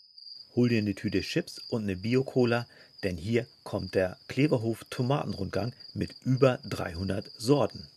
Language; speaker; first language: German; native; German